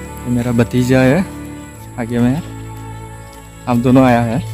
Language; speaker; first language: Hindi; non-native, local second language; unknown